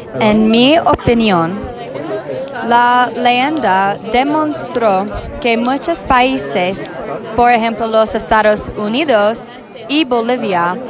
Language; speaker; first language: Spanish; non-native, learner; English